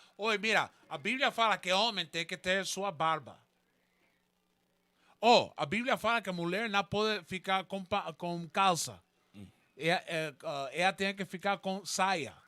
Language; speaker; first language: Portuguese; non-native, learner; Spanish